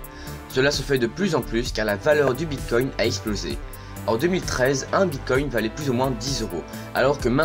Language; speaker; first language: French; native; French